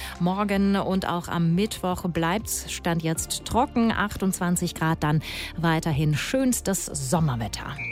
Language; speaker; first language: German; native; German